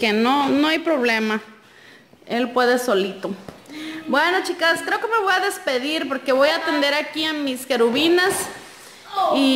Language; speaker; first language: Spanish; native; Spanish